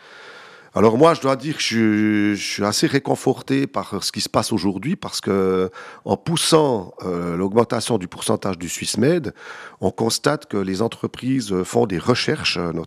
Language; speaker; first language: French; native; French